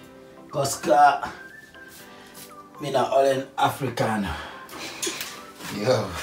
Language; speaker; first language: Finnish; non-native, learner; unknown